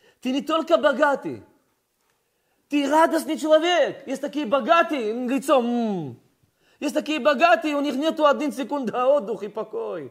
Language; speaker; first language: Russian; early bilingual, heritage; Russian